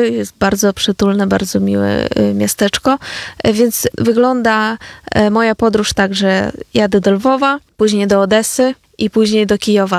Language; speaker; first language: Polish; non-native, fluent; Ukrainian